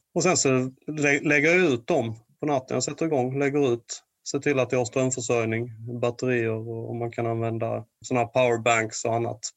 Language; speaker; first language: Swedish; native; Swedish